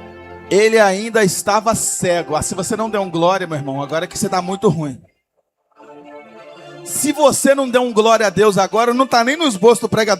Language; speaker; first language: Portuguese; native; Portuguese